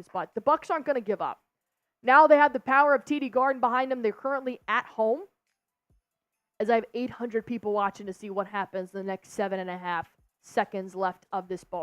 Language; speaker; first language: English; native; English